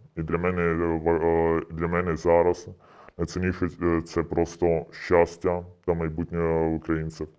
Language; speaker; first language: Ukrainian; early bilingual, heritage; Ukrainian